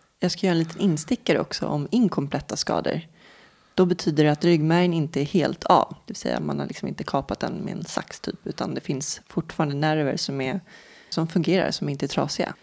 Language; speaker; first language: Swedish; native; Swedish